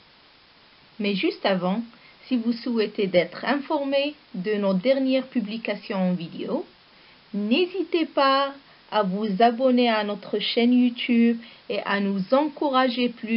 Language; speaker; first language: French; non-native, local second language; Arabic